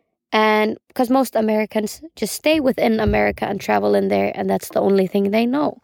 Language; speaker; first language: English; non-native, fluent; Icelandic